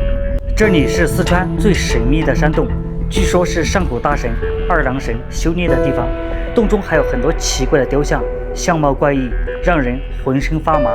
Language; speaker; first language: Chinese; native; Chinese